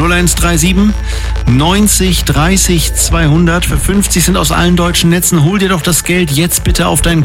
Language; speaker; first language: German; native; German